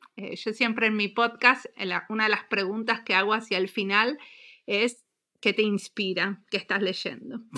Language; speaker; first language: Spanish; native; Spanish